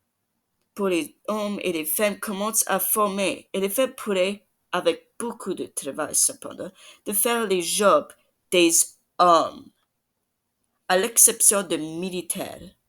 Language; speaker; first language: French; non-native, learner; English